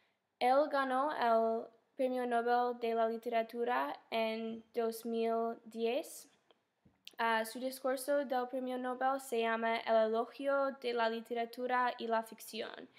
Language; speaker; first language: Spanish; non-native, fluent; English